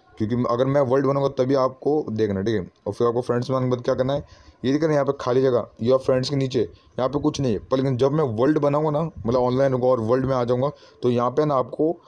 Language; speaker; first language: Hindi; native; Hindi